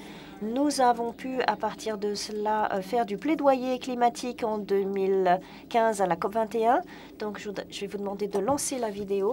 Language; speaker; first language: French; non-native, fluent; Polish